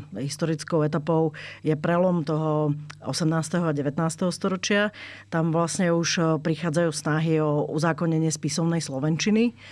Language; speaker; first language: Slovak; native; Slovak